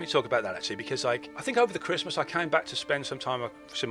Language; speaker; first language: English; native; English